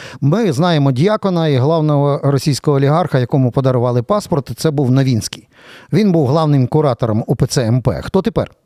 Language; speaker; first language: Ukrainian; native; Ukrainian